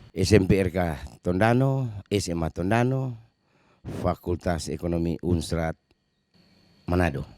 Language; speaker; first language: Indonesian; native; Indonesian